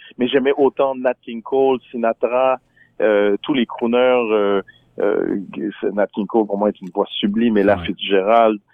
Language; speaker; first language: French; native; French